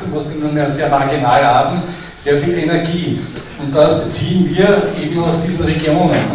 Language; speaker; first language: German; native; German